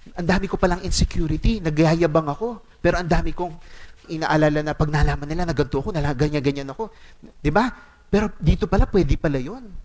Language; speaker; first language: Filipino; non-native, local second language; Cebuano